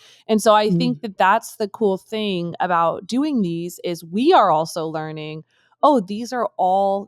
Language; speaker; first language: English; native; English